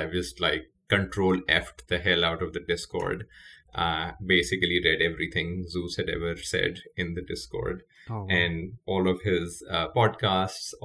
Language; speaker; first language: English; non-native, local second language; Urdu